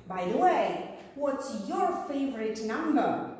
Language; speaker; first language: English; non-native, fluent; Czech